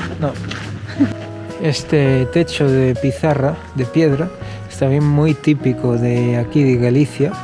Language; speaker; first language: Spanish; non-native, fluent; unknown